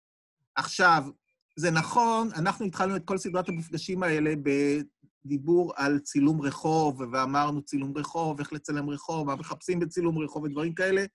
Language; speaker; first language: Hebrew; native; Hebrew